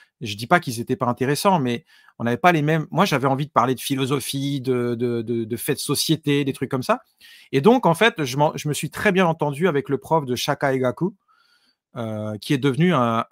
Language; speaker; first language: French; native; French